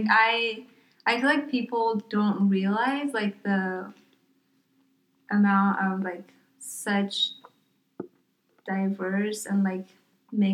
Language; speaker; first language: English; non-native, fluent; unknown